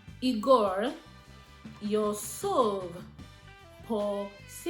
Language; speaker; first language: Swedish; non-native, learner; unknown